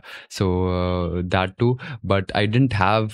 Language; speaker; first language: English; non-native, local second language; Gujarati